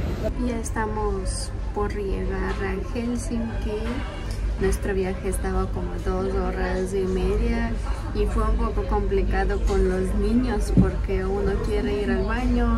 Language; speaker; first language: Spanish; non-native, fluent; Ukrainian